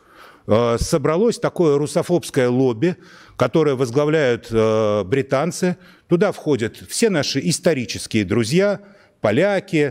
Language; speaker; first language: Russian; native; Russian